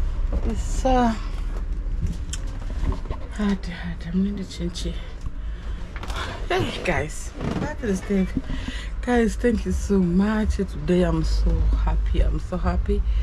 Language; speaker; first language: English; non-native, learner; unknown